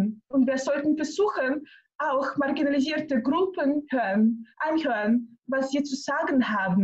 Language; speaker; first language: German; non-native, fluent; Russian